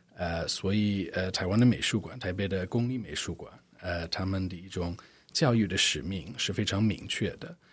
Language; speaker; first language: Chinese; non-native, fluent; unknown